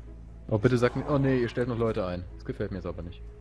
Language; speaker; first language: German; native; German